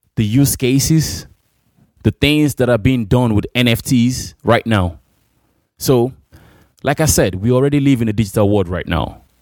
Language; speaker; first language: English; non-native, local second language; Igbo